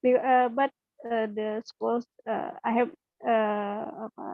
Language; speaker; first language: English; non-native, learner; Indonesian